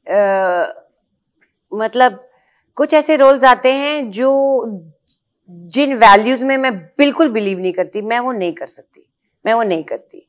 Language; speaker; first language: Hindi; native; Hindi